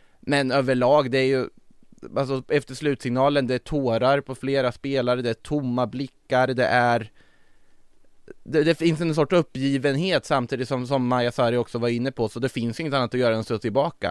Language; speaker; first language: Swedish; native; Swedish